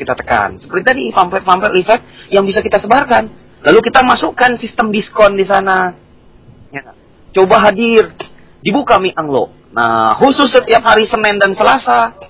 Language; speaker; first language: Indonesian; native; Indonesian